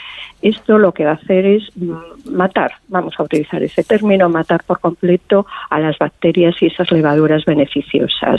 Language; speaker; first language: Spanish; native; Spanish